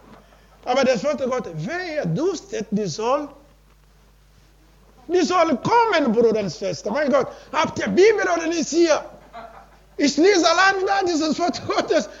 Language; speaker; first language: German; non-native, learner; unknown